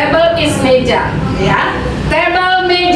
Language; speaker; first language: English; non-native, learner; Indonesian